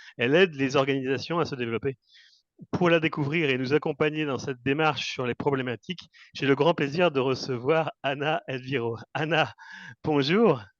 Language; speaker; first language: French; native; French